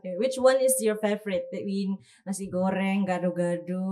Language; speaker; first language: English; non-native, fluent; Indonesian